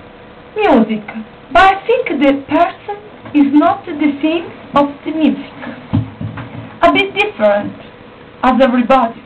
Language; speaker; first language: English; non-native, learner; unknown